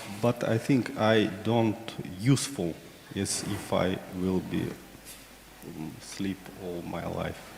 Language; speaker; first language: English; non-native, learner; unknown